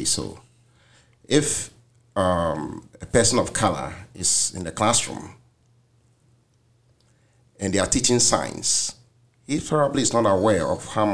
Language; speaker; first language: English; non-native, local second language; Akan